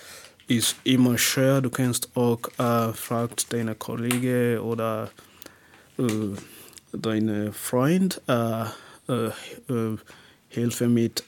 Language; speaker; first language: German; non-native, learner; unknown